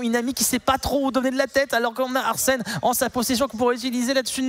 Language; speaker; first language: French; native; French